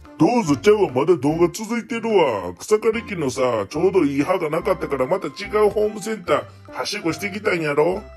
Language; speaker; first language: Japanese; native; Japanese